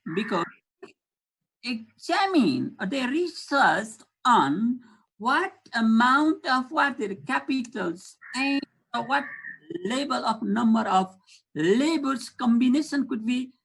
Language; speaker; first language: English; non-native, local second language; Nepali